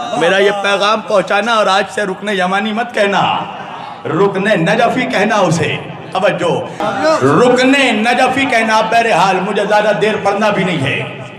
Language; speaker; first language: Urdu; native; Urdu